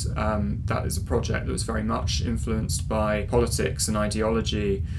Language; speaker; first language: English; native; English